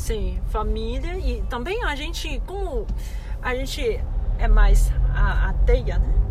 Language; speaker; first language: Portuguese; non-native, fluent; Chinese